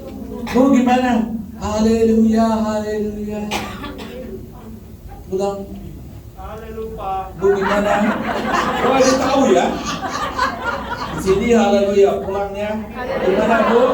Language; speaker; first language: Indonesian; non-native, learner; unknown